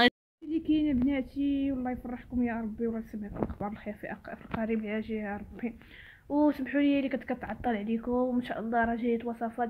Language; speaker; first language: Arabic; native; Arabic